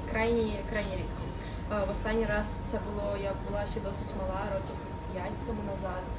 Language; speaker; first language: Ukrainian; non-native, local second language; Russian